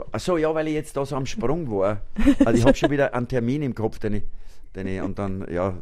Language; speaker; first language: German; native; German